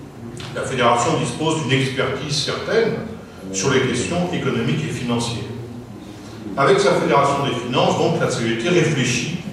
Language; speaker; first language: French; native; French